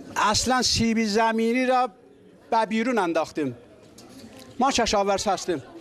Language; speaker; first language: Persian; non-native, local second language; Azerbaijani